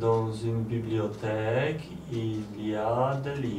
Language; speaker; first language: French; non-native, learner; Polish